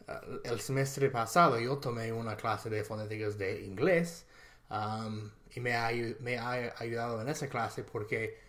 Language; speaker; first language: Spanish; non-native, fluent; English